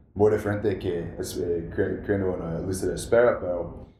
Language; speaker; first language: Spanish; non-native, learner; English